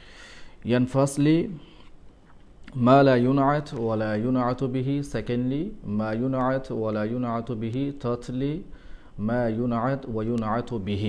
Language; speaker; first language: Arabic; non-native, fluent; Malay